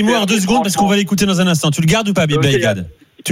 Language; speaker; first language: French; native; French